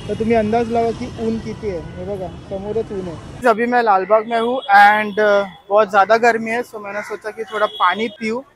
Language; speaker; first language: Hindi; non-native, local second language; Marathi